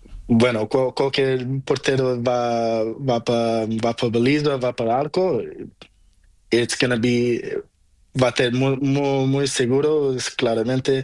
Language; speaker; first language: Spanish; non-native, learner; Portuguese